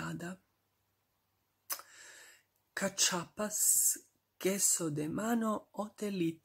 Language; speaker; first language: Spanish; non-native, learner; Bosnian